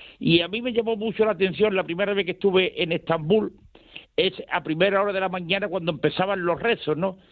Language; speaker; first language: Spanish; native; Spanish